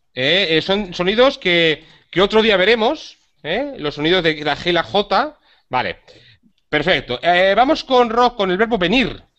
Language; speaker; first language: Spanish; native; Spanish